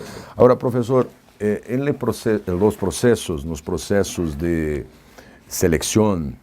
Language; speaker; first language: Spanish; non-native, fluent; Portuguese